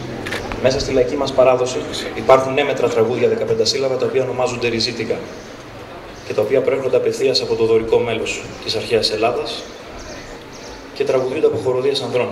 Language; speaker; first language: Greek; native; Greek